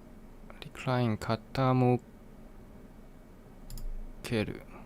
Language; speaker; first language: Japanese; non-native, learner; English